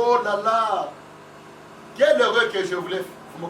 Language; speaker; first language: French; non-native, local second language; Lingala